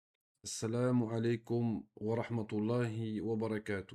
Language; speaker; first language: Arabic; non-native, fluent; French